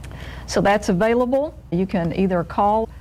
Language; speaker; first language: English; native; English